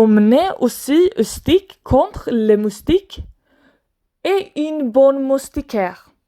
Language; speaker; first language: French; non-native, learner; Swedish